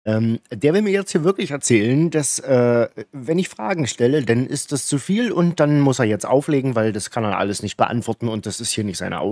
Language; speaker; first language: German; native; German